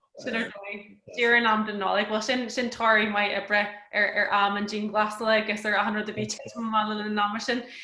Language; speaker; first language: Irish; native; Irish